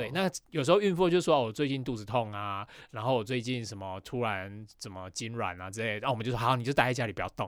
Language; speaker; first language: Chinese; native; Chinese